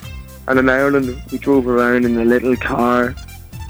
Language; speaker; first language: English; native; English